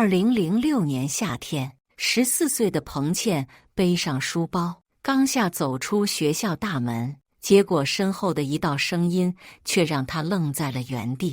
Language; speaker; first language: Chinese; native; Chinese